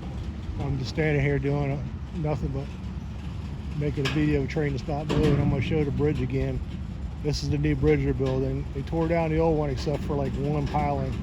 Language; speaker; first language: English; native; English